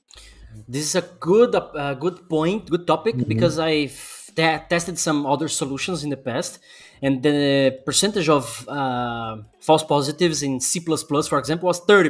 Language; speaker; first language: English; non-native, fluent; Portuguese